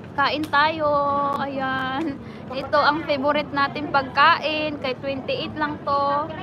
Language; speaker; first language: Filipino; non-native, local second language; Cebuano